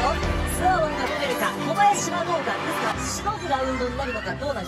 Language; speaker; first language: Japanese; native; Japanese